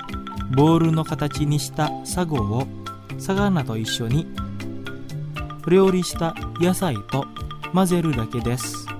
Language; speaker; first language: Japanese; non-native, fluent; Indonesian